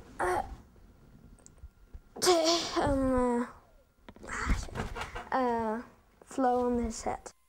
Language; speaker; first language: English; non-native, learner; German